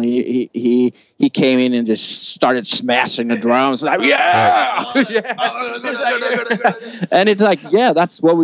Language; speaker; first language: English; non-native, fluent; Norwegian